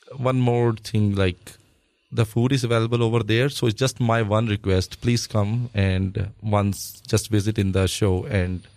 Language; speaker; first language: English; non-native, local second language; Punjabi